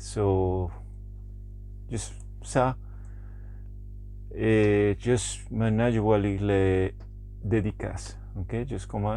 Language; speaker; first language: French; non-native, learner; Spanish